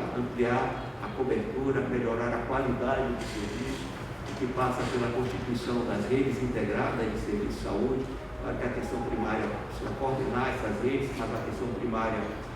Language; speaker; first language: Portuguese; native; Portuguese